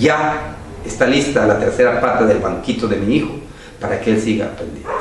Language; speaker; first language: Spanish; native; Spanish